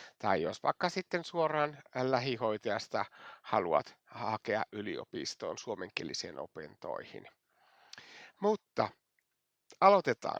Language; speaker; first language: Finnish; non-native, fluent; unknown